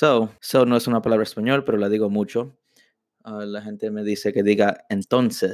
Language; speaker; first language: Spanish; early bilingual, heritage; English